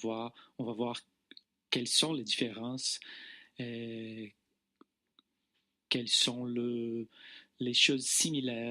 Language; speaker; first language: French; non-native, fluent; Portuguese